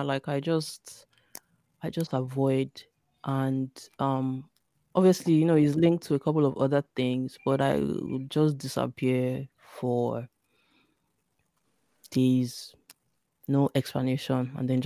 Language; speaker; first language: English; non-native, local second language; Yoruba